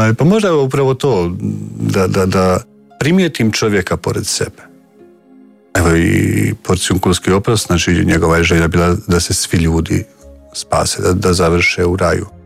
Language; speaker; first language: Croatian; native; Croatian